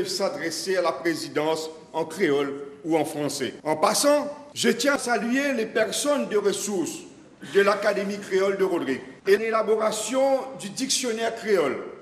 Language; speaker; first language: French; non-native, local second language; Morisyen